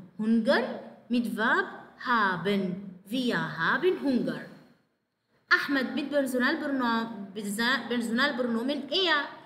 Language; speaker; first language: German; non-native, fluent; Arabic